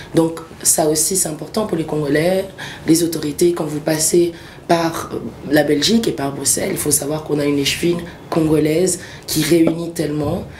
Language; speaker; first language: French; early bilingual, other home language; Swahili